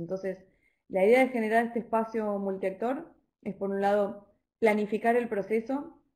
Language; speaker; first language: Spanish; native; Spanish